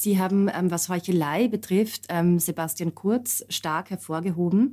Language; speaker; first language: German; native; German